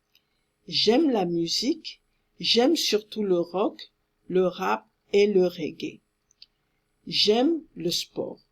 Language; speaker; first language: French; non-native, fluent; English